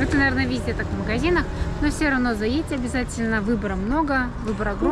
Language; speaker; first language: Russian; native; Russian